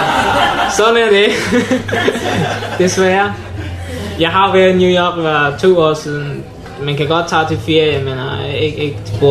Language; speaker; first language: Danish; non-native, learner; Mon